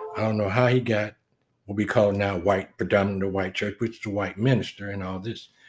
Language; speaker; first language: English; native; English